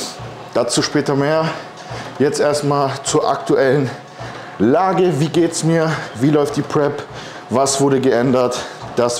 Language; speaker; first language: German; native; German